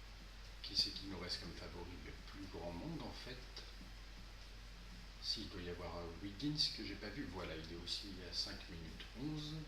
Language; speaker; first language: French; native; French